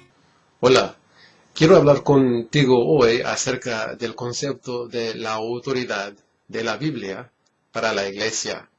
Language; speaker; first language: Spanish; non-native, fluent; English